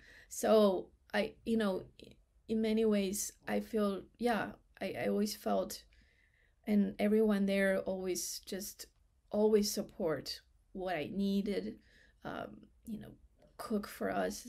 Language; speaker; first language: English; non-native, fluent; Chinese